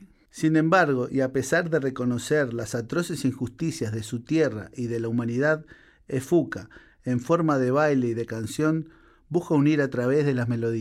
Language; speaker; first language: Spanish; native; Spanish